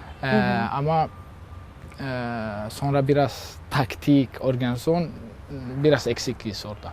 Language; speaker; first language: Turkish; non-native, learner; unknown